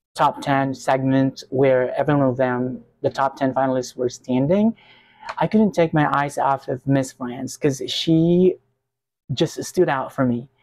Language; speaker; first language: English; non-native, local second language; Hiligaynon